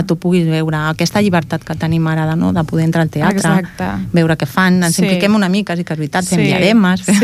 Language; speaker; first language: Catalan; native; Catalan